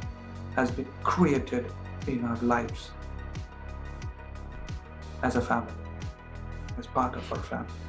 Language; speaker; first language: English; non-native, local second language; Hindi